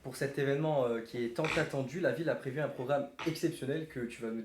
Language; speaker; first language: French; native; French